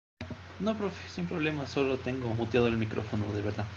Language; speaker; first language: Spanish; native; Spanish